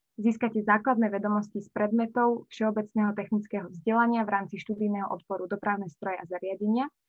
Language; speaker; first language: Slovak; native; Slovak